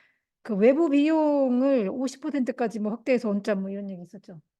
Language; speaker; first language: Korean; native; Korean